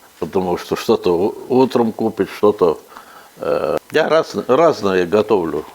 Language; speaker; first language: Russian; native; Russian